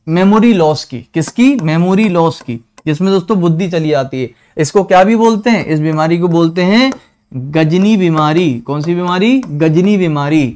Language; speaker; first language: Hindi; native; Hindi